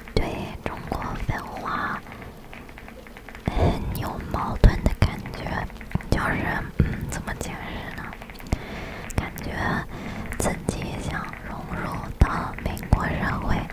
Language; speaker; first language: Chinese; early bilingual, heritage; English